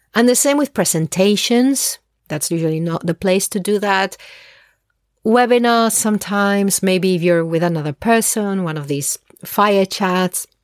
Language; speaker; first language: English; early bilingual, other home language; Spanish